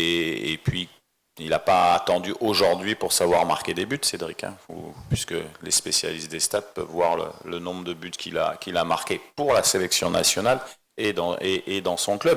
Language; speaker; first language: French; native; French